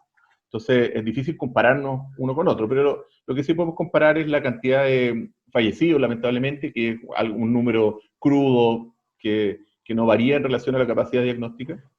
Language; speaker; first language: Spanish; native; Spanish